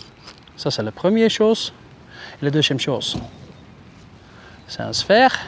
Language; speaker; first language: French; non-native, local second language; Dutch